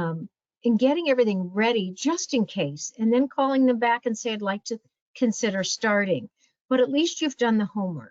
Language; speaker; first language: English; native; English